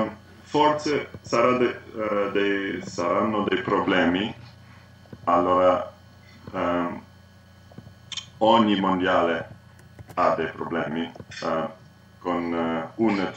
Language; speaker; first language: Italian; non-native, learner; English